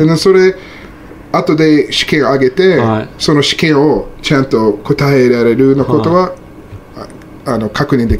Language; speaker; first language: Japanese; non-native, learner; English